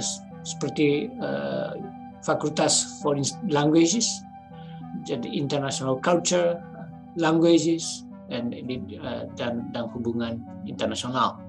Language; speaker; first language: Indonesian; non-native, fluent; Japanese